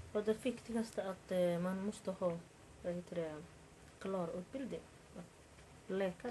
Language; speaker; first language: Swedish; non-native, learner; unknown